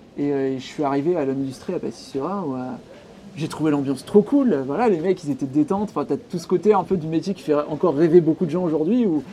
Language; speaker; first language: French; native; French